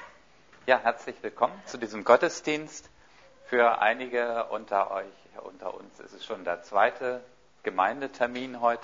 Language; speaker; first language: German; native; German